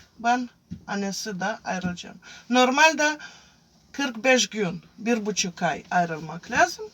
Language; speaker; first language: Turkish; non-native, fluent; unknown